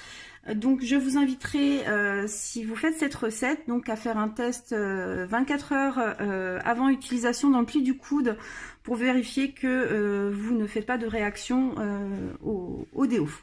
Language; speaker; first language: French; native; French